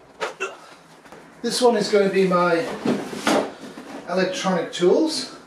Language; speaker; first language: English; native; English